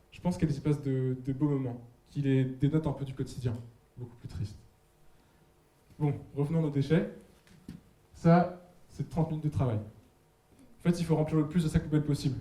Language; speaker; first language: French; native; French